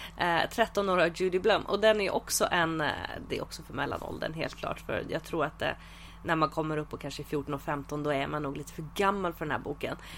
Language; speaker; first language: Swedish; native; Swedish